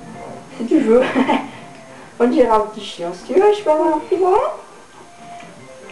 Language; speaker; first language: French; native; French